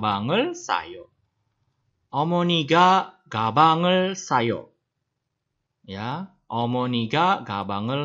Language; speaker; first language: Korean; non-native, fluent; Indonesian